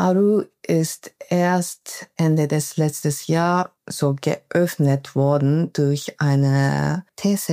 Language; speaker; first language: German; non-native, learner; Japanese